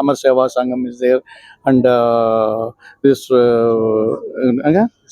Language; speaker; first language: English; non-native, local second language; Tamil